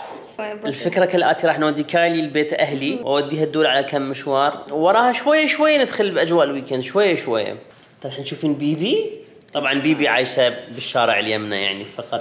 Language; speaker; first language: Arabic; native; Arabic